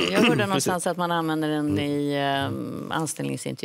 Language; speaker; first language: Swedish; native; Swedish